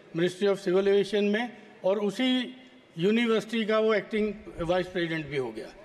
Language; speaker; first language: Hindi; native; Hindi